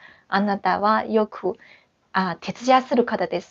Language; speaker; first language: Japanese; non-native, fluent; Chinese